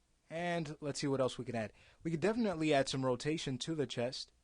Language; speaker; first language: English; native; English